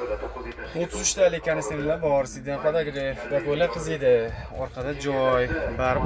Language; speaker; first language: Turkish; non-native, learner; Uzbek